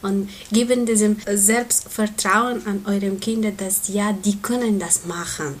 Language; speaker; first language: German; non-native, learner; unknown